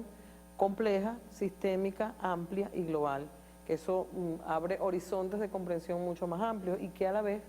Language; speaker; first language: Spanish; native; Spanish